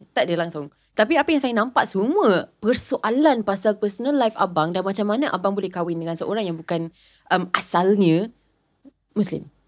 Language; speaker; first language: Malay; non-native, local second language; English